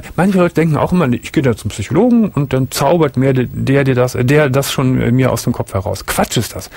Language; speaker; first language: German; native; German